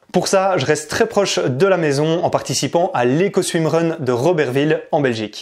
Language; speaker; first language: French; native; French